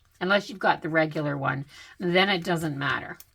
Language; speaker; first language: English; native; English